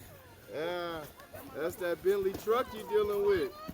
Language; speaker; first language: English; native; English